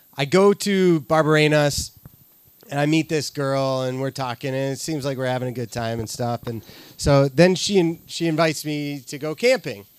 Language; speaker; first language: English; native; English